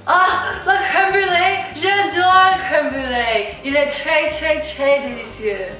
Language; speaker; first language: French; non-native, learner; English